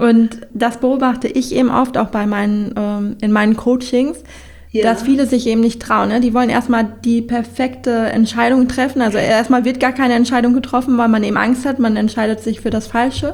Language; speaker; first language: German; native; German